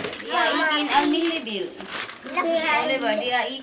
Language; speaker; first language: Danish; non-native, learner; Filipino